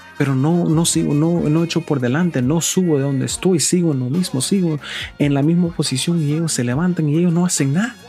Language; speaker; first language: Spanish; early bilingual, heritage; Spanish